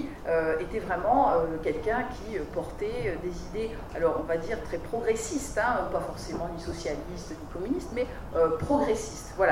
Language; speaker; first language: French; native; French